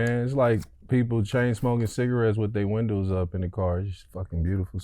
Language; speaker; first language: English; native; English